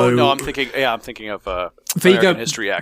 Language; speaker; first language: English; native; English